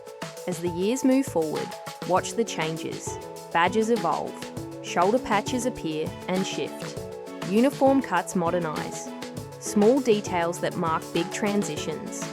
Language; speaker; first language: English; native; English